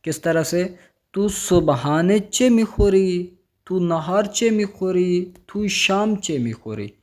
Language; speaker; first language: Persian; non-native, fluent; Urdu